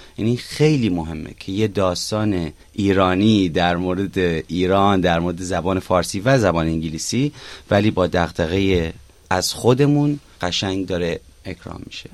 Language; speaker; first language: Persian; non-native, local second language; Arabic